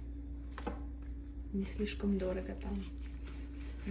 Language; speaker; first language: Russian; early bilingual, heritage; Russian